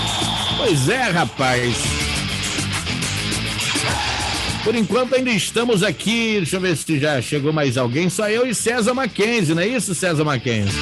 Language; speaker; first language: Portuguese; native; Portuguese